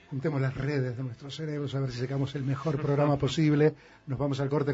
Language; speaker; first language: Spanish; native; Spanish